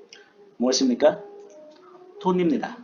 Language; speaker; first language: Korean; non-native, fluent; Lao